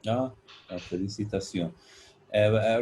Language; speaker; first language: French; non-native, learner; Arabic